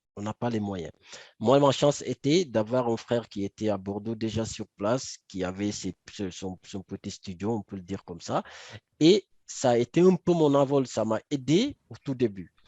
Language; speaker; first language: French; non-native, local second language; Wolof